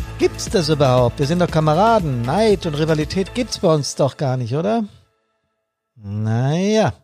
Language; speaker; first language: German; native; German